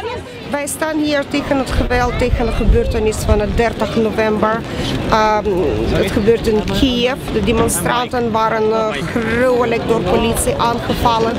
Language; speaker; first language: Dutch; non-native, fluent; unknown